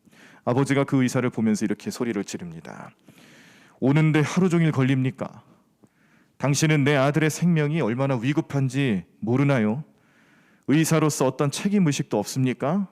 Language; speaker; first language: Korean; native; Korean